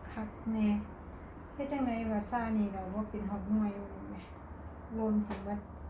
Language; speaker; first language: Thai; native; Thai